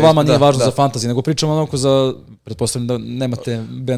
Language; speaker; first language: Serbian; native; Serbian